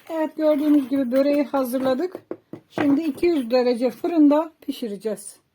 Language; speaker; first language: Turkish; native; Turkish